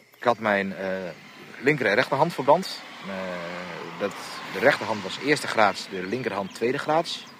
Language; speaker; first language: Dutch; native; Dutch